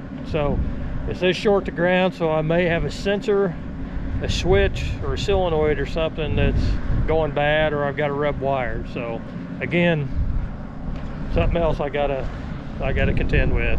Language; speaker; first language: English; native; English